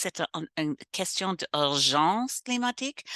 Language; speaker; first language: French; non-native, local second language; English